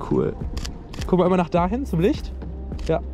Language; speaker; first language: German; native; German